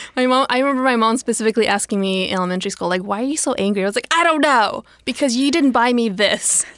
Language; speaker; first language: English; native; English